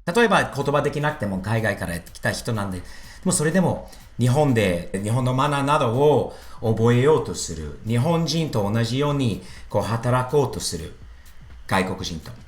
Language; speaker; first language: Japanese; non-native, fluent; English